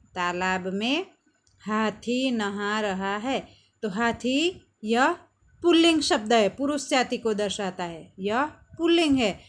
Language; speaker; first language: Hindi; non-native, local second language; Gujarati